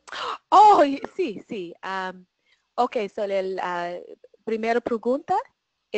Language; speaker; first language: Spanish; non-native, learner; English